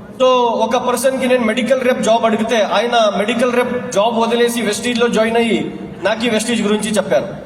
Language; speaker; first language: Telugu; non-native, local second language; Urdu